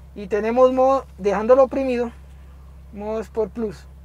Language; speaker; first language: Spanish; native; Spanish